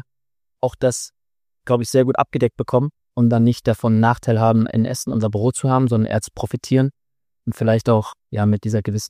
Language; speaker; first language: German; native; German